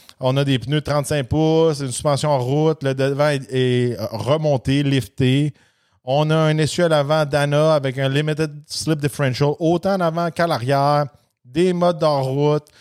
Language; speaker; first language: French; native; French